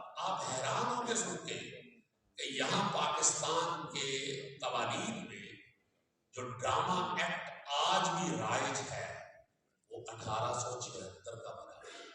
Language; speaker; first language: Urdu; non-native, local second language; Punjabi